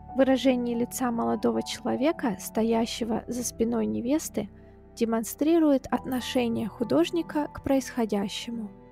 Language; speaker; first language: Russian; native; Russian